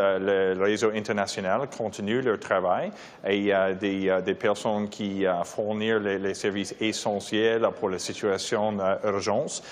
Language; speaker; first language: French; non-native, local second language; English